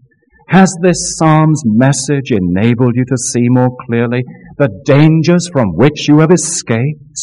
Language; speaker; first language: English; native; English